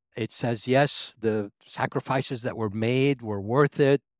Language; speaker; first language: English; early bilingual, other home language; Arabic